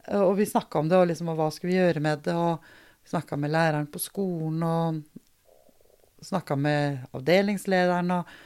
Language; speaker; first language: Norwegian; early bilingual, other home language; Danish